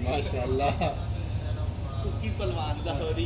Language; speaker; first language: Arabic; non-native, learner; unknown